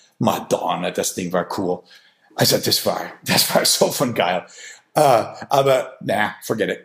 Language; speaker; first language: German; non-native, fluent; English